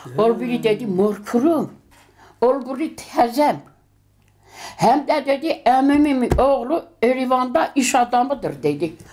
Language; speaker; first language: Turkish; early bilingual, heritage; Turkish